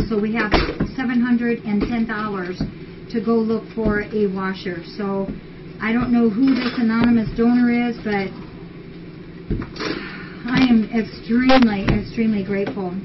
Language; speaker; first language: English; native; English